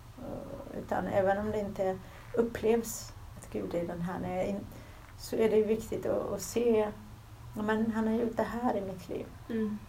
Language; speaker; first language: Swedish; early bilingual, other home language; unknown